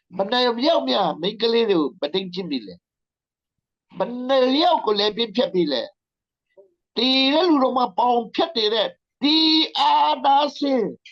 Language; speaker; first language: Burmese; non-native, local second language; Tedim Chin